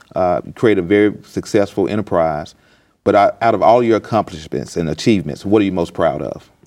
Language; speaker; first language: English; native; English